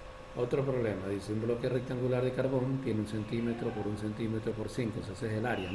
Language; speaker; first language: Spanish; native; Spanish